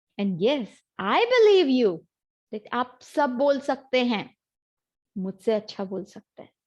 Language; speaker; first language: Hindi; native; Hindi